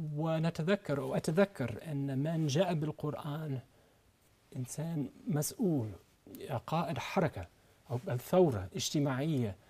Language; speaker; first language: Arabic; non-native, fluent; English